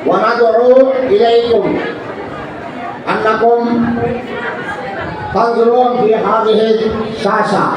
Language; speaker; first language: Arabic; non-native, fluent; Bangla